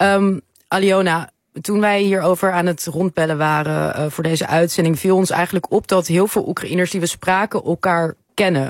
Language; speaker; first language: Dutch; native; Dutch